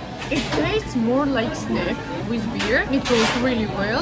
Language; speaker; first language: English; non-native, fluent; Georgian